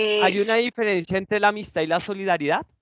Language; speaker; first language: Spanish; native; Spanish